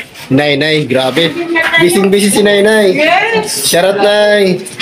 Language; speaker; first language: Filipino; native; Filipino